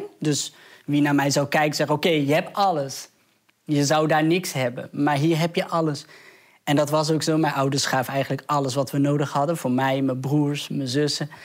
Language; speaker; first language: Dutch; early bilingual, other home language; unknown